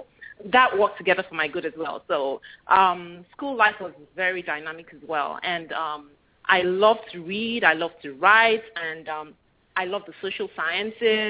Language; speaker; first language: English; non-native, local second language; Yoruba